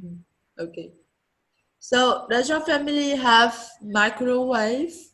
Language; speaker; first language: English; non-native, learner; Vietnamese